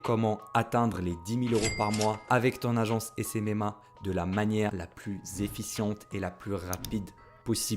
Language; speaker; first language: French; native; French